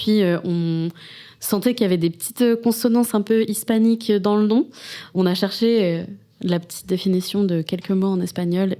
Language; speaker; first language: French; native; French